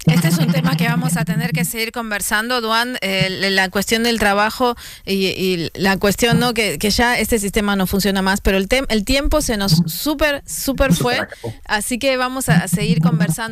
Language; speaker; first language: Spanish; native; Spanish